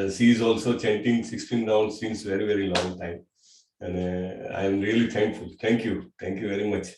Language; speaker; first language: English; non-native, local second language; Gujarati